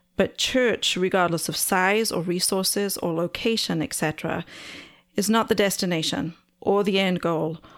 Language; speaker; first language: English; native; English